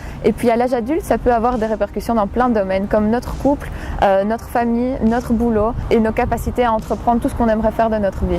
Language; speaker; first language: French; native; French